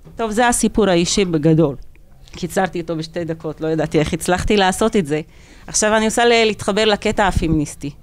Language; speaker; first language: Hebrew; non-native, local second language; Arabic